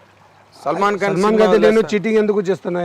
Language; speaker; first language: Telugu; non-native, learner; Marathi